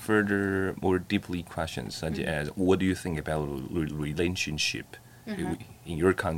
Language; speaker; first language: English; non-native, learner; Chinese